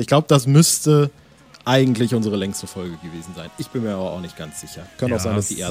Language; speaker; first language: German; native; German